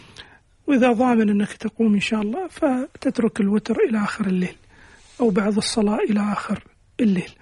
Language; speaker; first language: Arabic; native; Arabic